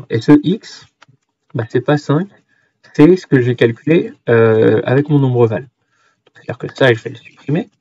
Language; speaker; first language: French; native; French